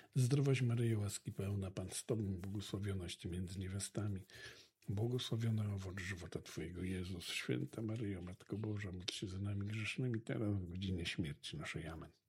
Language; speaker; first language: Polish; native; Polish